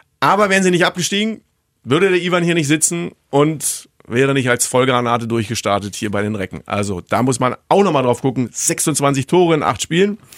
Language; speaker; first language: German; native; German